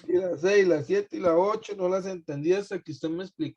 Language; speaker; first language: Spanish; native; Spanish